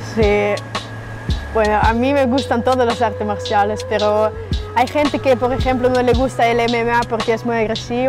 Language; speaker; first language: Spanish; non-native, learner; German